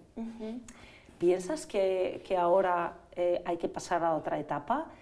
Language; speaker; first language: Spanish; native; Spanish